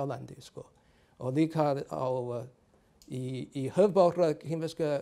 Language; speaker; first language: Icelandic; non-native, fluent; Chinese